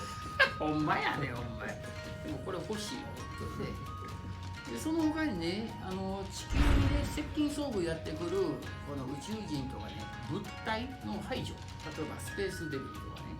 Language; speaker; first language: Japanese; native; Japanese